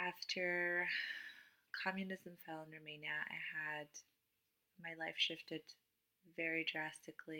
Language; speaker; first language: English; non-native, fluent; Romanian